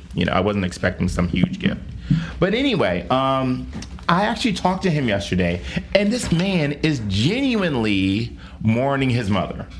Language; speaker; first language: English; native; English